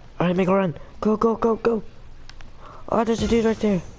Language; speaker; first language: English; native; English